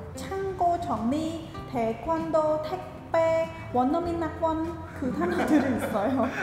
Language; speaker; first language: Korean; non-native, fluent; Khmer